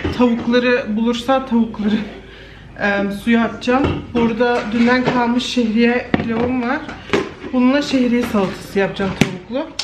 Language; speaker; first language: Turkish; early bilingual, heritage; Turkish